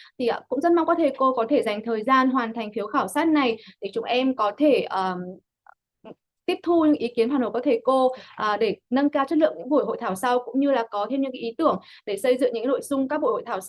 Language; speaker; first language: Vietnamese; native; Vietnamese